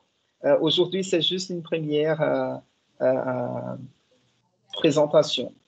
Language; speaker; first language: French; non-native, fluent; Portuguese